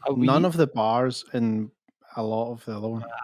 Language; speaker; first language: English; native; English